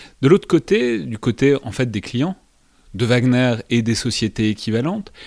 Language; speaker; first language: French; native; French